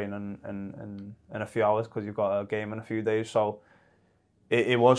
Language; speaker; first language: English; native; English